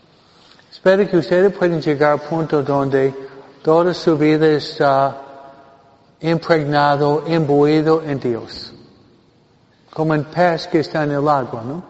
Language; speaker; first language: Spanish; non-native, fluent; English